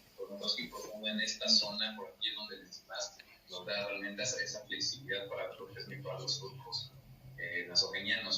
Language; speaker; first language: Spanish; native; Spanish